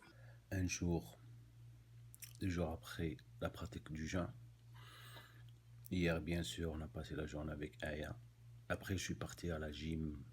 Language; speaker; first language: French; non-native, local second language; Arabic